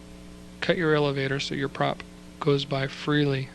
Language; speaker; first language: English; native; English